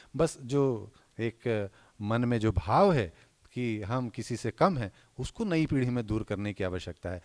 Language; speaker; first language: Hindi; non-native, local second language; Marathi